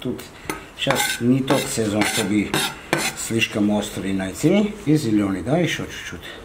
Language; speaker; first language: Russian; non-native, fluent; Armenian